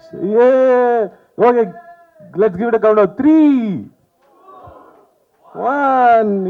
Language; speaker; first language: Tamil; native; Tamil